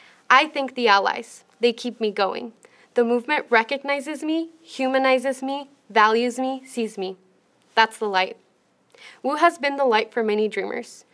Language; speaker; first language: English; early bilingual, other home language; Spanish